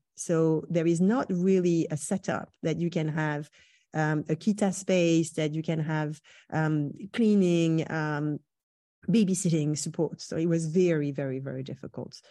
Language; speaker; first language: English; non-native, fluent; French